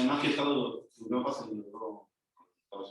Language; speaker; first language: Spanish; native; Spanish